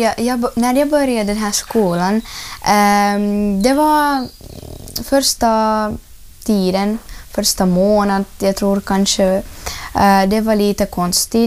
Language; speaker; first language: Swedish; non-native, learner; Ukrainian